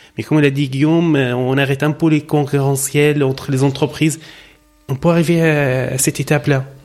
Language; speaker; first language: French; non-native, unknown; Arabic